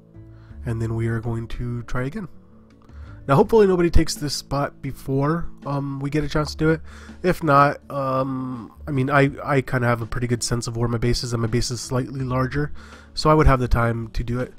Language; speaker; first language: English; native; English